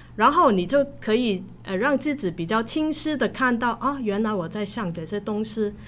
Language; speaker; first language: Chinese; non-native, local second language; Cantonese